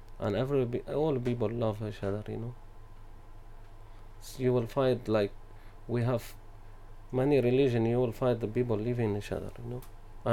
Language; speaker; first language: English; non-native, learner; Arabic